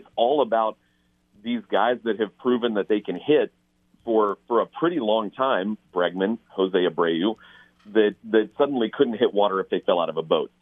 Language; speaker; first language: English; native; English